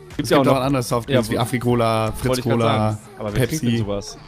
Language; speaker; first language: German; native; German